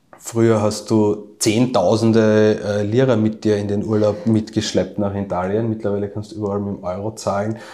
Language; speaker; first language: German; native; German